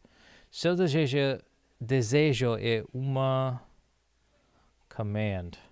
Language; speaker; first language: Portuguese; non-native, learner; English